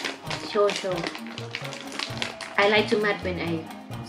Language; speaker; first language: English; non-native, learner; Thai